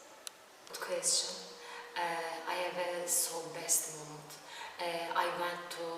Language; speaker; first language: English; non-native, learner; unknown